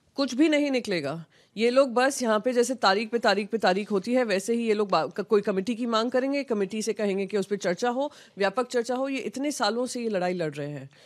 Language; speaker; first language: Hindi; native; Hindi